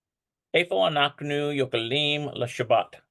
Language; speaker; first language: Hebrew; non-native, learner; English